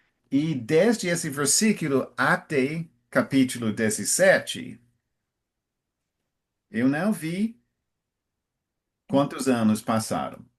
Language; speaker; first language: Portuguese; non-native, fluent; English